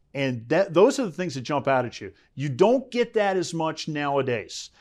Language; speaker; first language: English; native; English